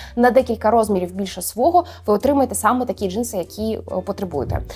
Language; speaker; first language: Ukrainian; non-native, local second language; Russian